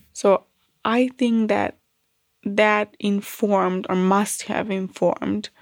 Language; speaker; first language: English; non-native, fluent; Macedonian